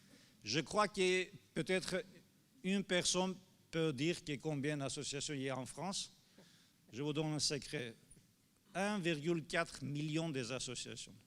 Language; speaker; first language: French; non-native, fluent; Armenian